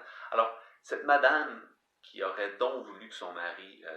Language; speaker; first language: French; native; French